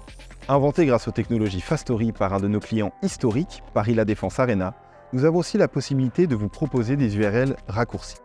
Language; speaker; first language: French; native; French